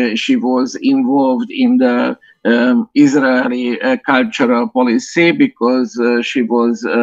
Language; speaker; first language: English; non-native, fluent; Hungarian